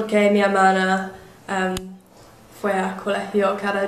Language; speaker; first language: Spanish; non-native, learner; English